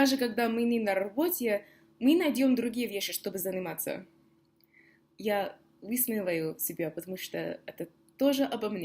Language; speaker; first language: Russian; non-native, fluent; English